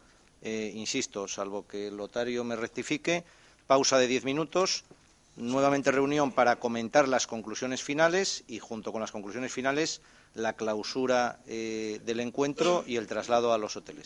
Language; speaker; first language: Spanish; native; Spanish